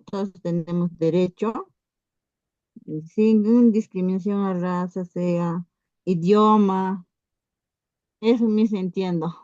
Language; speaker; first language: Spanish; non-native, local second language; Quechua